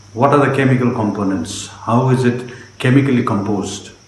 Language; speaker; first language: English; non-native, local second language; Nepali